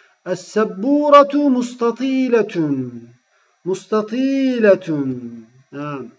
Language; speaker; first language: Arabic; non-native, fluent; Turkish